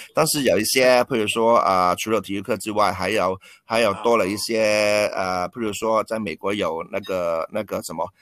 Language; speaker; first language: Chinese; non-native, local second language; Cantonese